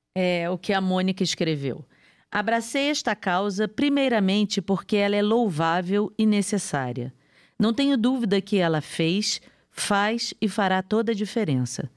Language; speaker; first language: Portuguese; native; Portuguese